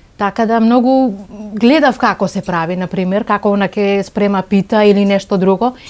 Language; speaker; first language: Macedonian; non-native, local second language; Romany